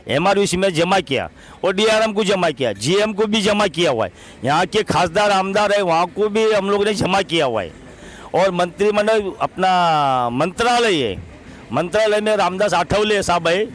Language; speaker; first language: Hindi; non-native, local second language; Marathi